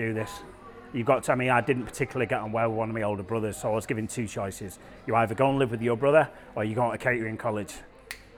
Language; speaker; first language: English; native; English